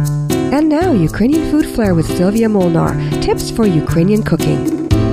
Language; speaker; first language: English; early bilingual, other home language; Ukrainian